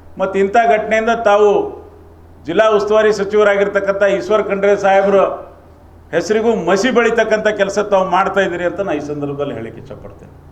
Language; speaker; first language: Kannada; native; Kannada